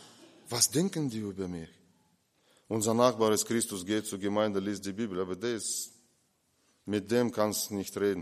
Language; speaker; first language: German; non-native, fluent; Russian